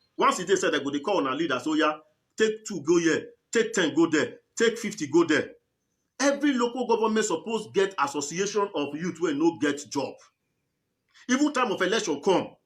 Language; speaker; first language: Nigerian Pidgin; native; Nigerian Pidgin